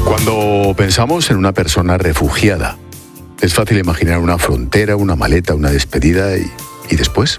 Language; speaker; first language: Spanish; native; Spanish